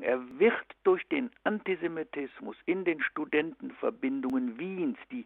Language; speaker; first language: German; native; German